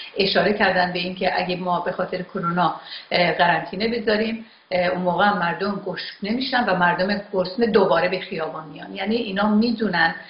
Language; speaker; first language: Persian; non-native, local second language; Azerbaijani